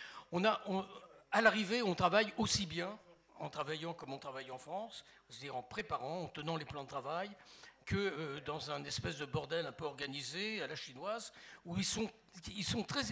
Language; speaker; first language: French; native; French